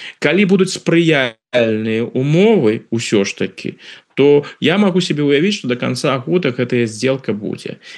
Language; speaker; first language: Belarusian; native; Belarusian